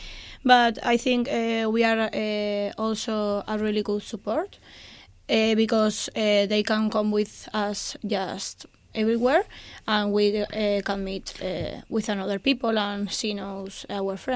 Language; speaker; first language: English; non-native, learner; Spanish